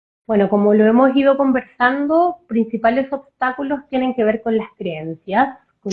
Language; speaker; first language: Spanish; native; Spanish